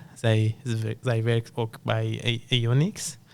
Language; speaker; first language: Dutch; non-native, learner; Persian